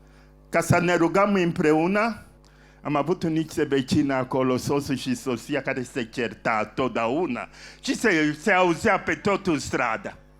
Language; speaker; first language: Romanian; non-native, fluent; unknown